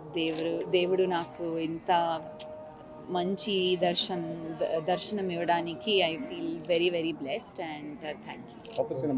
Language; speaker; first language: Telugu; non-native, learner; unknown